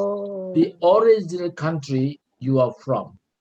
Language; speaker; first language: English; non-native, learner; Indonesian